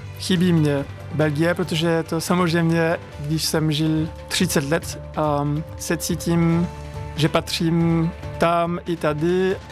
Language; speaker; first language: Czech; non-native, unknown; French